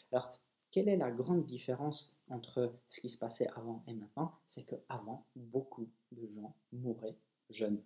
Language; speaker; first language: French; non-native, fluent; Polish